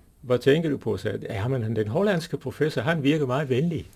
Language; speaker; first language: Danish; non-native, fluent; English